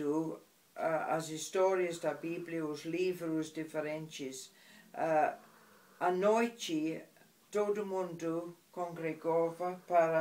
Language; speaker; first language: Portuguese; non-native, fluent; English